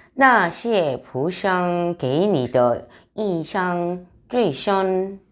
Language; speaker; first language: Chinese; non-native, learner; Korean